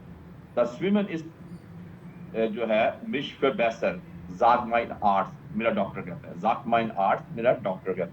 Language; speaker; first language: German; non-native, fluent; Urdu